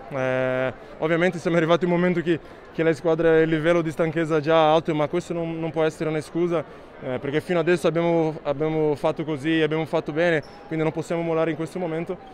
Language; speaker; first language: Italian; non-native, learner; Slovenian